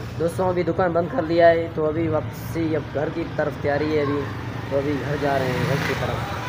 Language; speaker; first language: Urdu; non-native, local second language; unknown